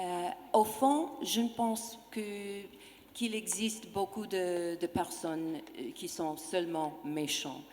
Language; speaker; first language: French; non-native, learner; English